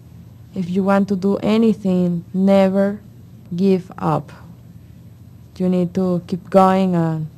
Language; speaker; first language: English; non-native, fluent; Spanish